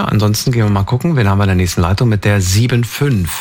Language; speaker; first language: German; native; German